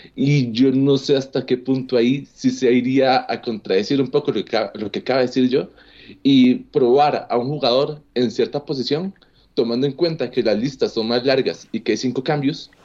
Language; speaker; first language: Spanish; native; Spanish